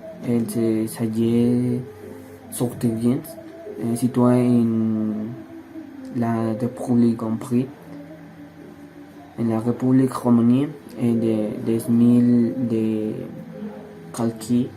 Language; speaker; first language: French; non-native, learner; Spanish